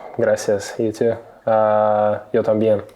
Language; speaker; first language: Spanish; non-native, learner; English